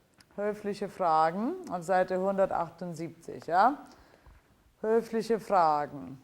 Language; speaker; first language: German; non-native, fluent; English